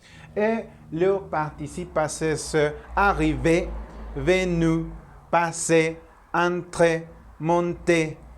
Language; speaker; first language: French; non-native, learner; Spanish